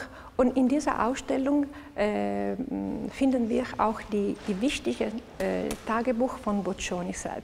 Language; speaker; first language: German; non-native, local second language; Italian